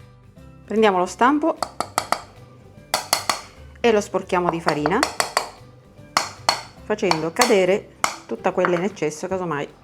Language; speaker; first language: Italian; native; Italian